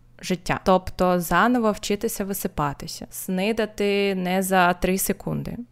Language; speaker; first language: Ukrainian; non-native, local second language; Russian